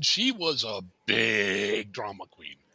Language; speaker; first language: English; native; English